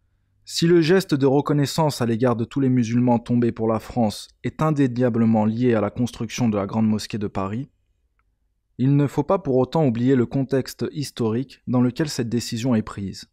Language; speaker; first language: French; native; French